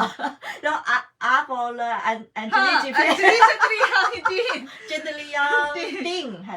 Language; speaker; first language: Hindi; non-native, fluent; Chinese